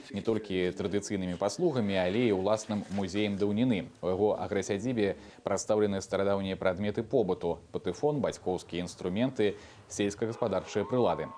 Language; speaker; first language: Belarusian; native; Belarusian